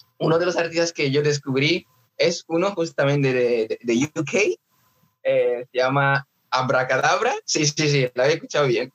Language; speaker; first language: Spanish; early bilingual, other home language; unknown